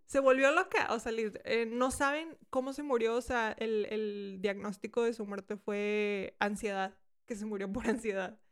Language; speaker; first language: Spanish; early bilingual, heritage; Spanish